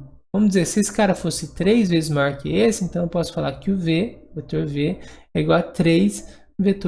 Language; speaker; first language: Portuguese; native; Portuguese